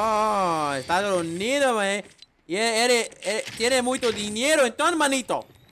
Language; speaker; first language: Spanish; non-native, learner; Portuguese